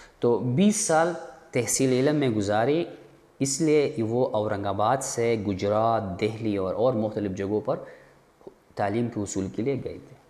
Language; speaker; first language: Urdu; non-native, local second language; Pashto